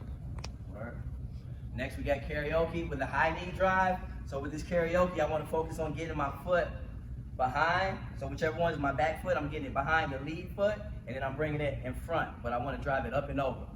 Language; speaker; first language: English; native; English